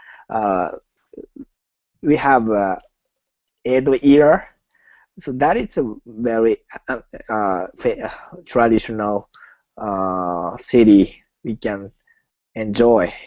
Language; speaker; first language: English; non-native, learner; Japanese